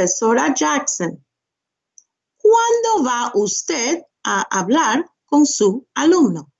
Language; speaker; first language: Spanish; non-native, fluent; English